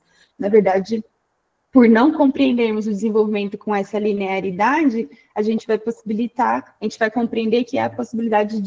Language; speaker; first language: Portuguese; native; Portuguese